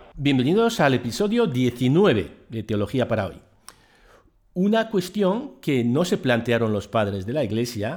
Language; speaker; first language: Spanish; native; Spanish